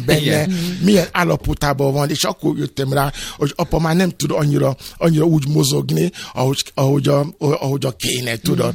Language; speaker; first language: Hungarian; non-native, fluent; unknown